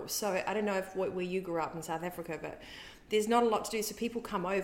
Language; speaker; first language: English; native; English